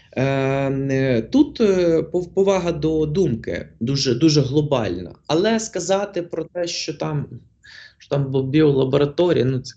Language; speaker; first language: Ukrainian; non-native, local second language; Russian